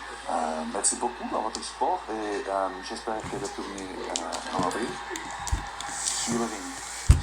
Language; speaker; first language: French; non-native, learner; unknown